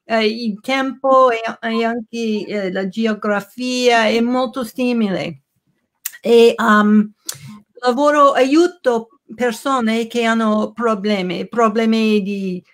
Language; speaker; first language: Italian; non-native, learner; English